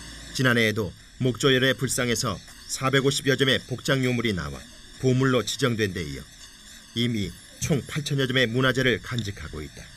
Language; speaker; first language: Korean; native; Korean